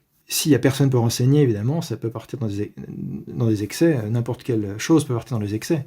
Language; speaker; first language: French; native; French